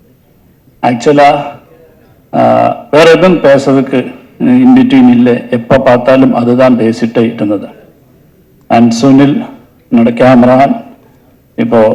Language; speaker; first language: Tamil; non-native, learner; Malayalam